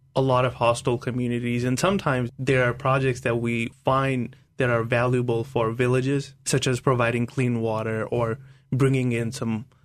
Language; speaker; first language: English; non-native, local second language; Hindi